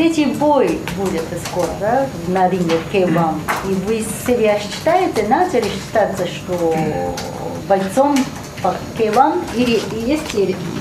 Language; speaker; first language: Russian; non-native, fluent; Japanese